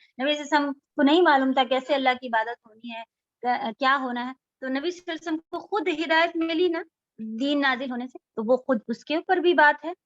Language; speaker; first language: Urdu; native; Urdu